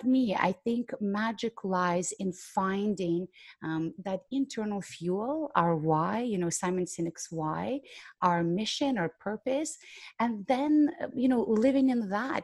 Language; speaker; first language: English; non-native, fluent; Ukrainian